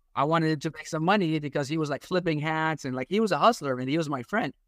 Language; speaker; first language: English; non-native, fluent; Arabic